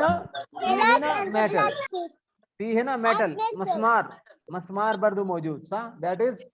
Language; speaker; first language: Arabic; non-native, learner; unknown